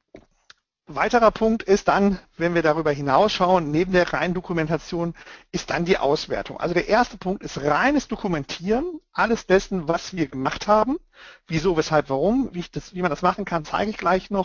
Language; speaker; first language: German; native; German